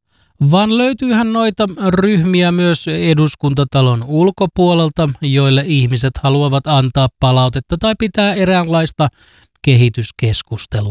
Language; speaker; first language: Finnish; native; Finnish